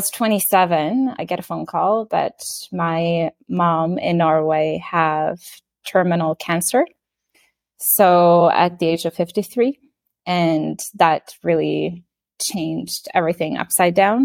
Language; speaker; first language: English; non-native, fluent; Norwegian